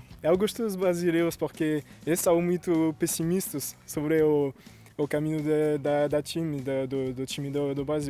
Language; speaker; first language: Portuguese; non-native, fluent; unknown